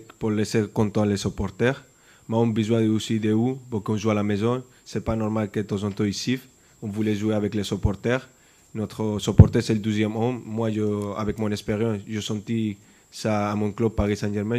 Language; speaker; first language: French; non-native, fluent; Spanish